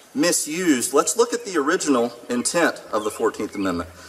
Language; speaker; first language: English; native; English